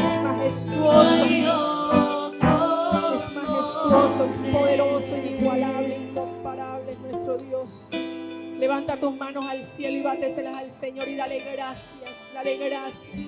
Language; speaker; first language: Spanish; native; Spanish